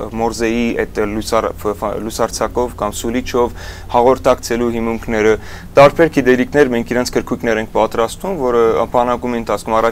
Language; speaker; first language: Armenian; early bilingual, heritage; Armenian